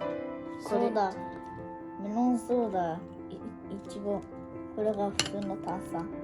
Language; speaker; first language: Japanese; early bilingual, other home language; Uyghur